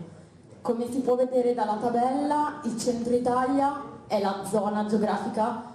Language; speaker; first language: Italian; native; Italian